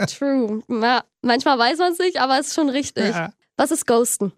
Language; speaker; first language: German; native; German